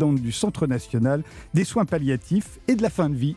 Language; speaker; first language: French; native; French